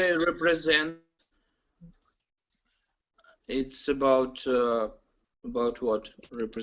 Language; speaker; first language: English; non-native, learner; Ukrainian